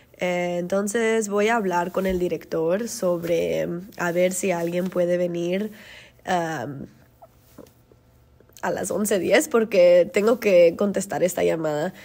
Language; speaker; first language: Spanish; early bilingual, heritage; Spanish